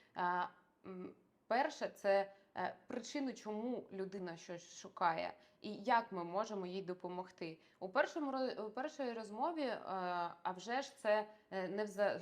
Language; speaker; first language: Ukrainian; non-native, local second language; Russian